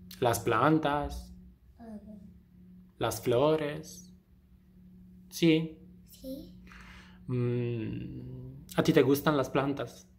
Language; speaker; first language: Spanish; non-native, fluent; Italian